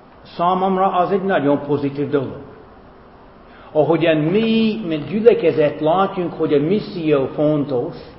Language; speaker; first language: Hungarian; non-native, fluent; English